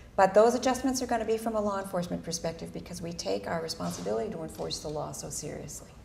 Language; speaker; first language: English; early bilingual, other home language; Spanish